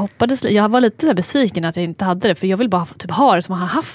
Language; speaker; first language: Swedish; native; Swedish